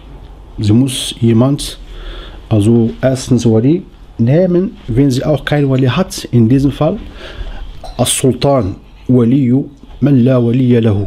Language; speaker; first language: German; non-native, learner; Arabic